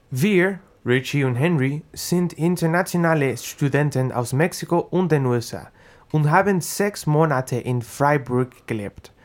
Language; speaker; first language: German; non-native, learner; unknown